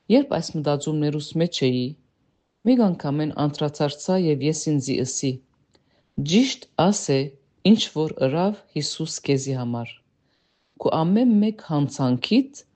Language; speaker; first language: Armenian; early bilingual, heritage; Armenian